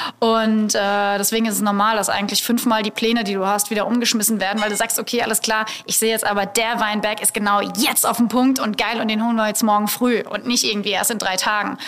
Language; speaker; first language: German; native; German